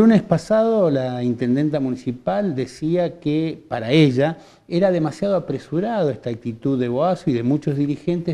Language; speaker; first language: Spanish; native; Spanish